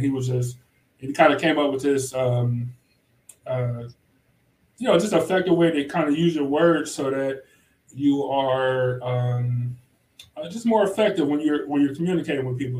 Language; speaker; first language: English; native; English